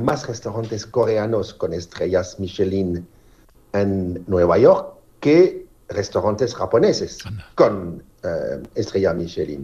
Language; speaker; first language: Spanish; non-native, fluent; French